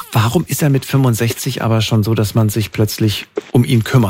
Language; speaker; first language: German; native; German